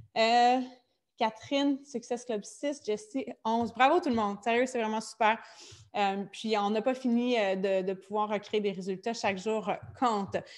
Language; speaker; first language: French; native; French